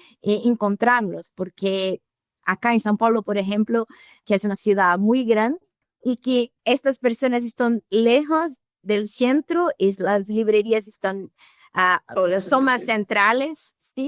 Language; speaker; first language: Spanish; non-native, fluent; Portuguese